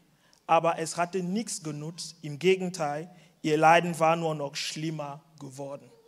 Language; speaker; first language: German; non-native, fluent; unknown